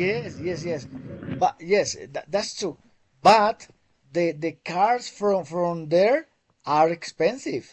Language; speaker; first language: English; non-native, fluent; Spanish